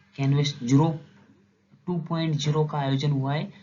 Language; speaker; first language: Hindi; non-native, local second language; Marathi